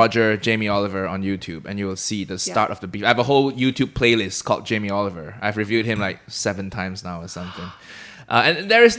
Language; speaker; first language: English; non-native, local second language; Cantonese